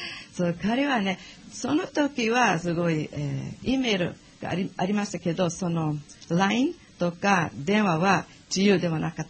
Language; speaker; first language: Japanese; non-native, learner; English